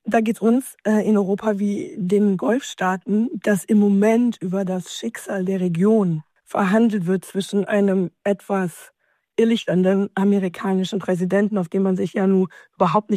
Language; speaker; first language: German; native; German